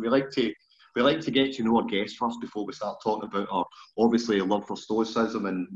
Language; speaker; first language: English; native; English